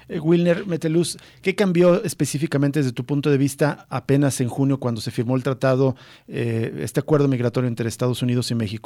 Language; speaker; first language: Spanish; native; Spanish